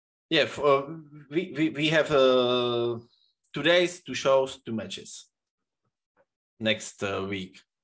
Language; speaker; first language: English; non-native, learner; Czech